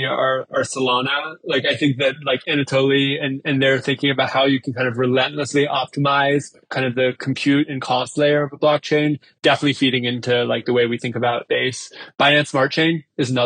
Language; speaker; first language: English; native; English